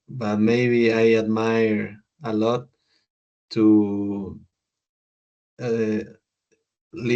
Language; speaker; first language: English; non-native, learner; Spanish